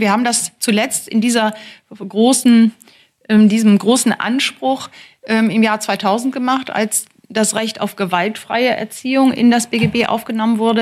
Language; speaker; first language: German; native; German